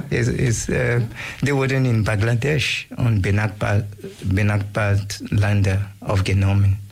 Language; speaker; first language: German; non-native, learner; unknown